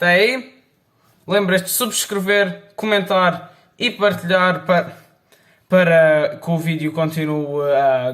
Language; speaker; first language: Portuguese; early bilingual, heritage; Portuguese